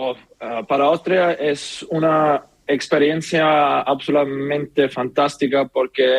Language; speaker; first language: Spanish; non-native, learner; German